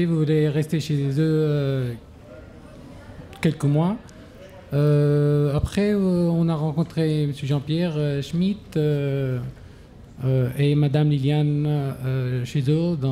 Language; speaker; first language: French; non-native, learner; Arabic